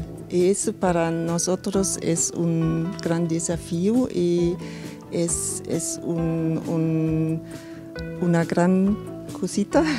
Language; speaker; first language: Spanish; non-native, fluent; German